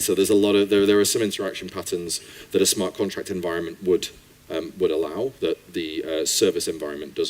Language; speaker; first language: English; native; English